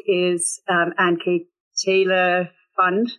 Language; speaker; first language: English; native; English